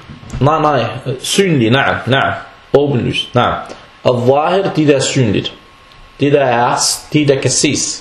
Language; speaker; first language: Danish; early bilingual, other home language; Arabic